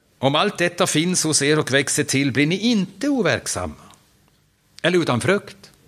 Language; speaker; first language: Swedish; non-native, fluent; German